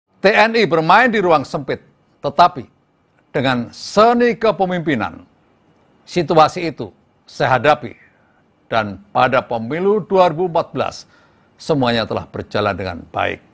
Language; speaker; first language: Indonesian; native; Indonesian